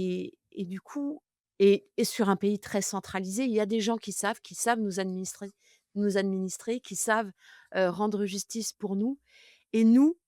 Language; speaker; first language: French; native; French